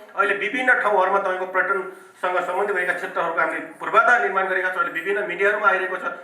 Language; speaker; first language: Nepali; native; Nepali